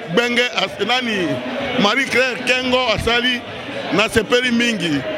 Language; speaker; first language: Lingala; non-native, local second language; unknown